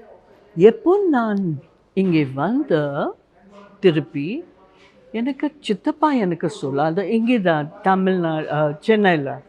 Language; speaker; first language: Tamil; non-native, learner; Hindi